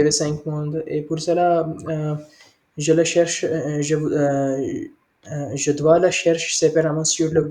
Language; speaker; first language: French; non-native, learner; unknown